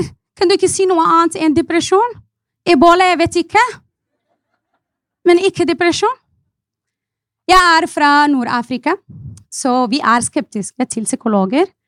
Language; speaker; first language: Norwegian; non-native, fluent; Arabic